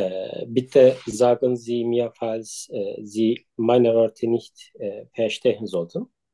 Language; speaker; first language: German; non-native, learner; Turkish